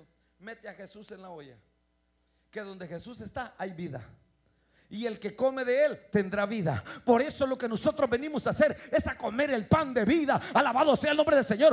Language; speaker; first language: Spanish; native; Spanish